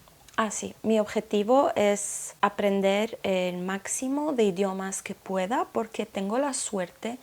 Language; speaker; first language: Spanish; non-native, local second language; Arabic